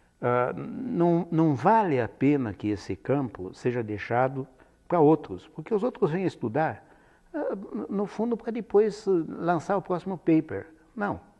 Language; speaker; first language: Portuguese; non-native, fluent; Italian